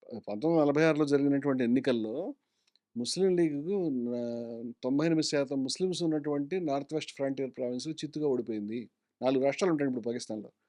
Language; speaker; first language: Telugu; native; Telugu